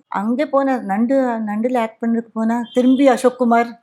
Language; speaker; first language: Tamil; non-native, fluent; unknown